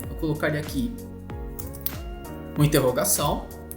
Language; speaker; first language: Portuguese; native; Portuguese